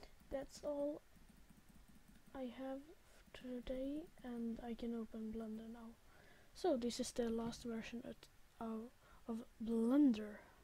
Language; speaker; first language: English; non-native, learner; Swedish